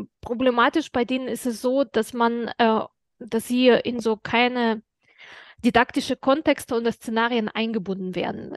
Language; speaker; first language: German; non-native, fluent; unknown